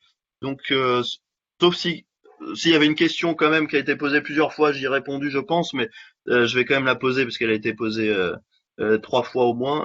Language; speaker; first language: French; native; French